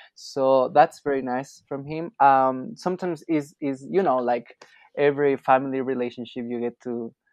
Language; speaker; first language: English; non-native, fluent; Spanish